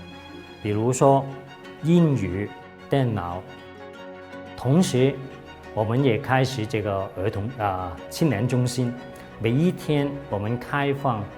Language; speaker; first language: Chinese; non-native, local second language; Cantonese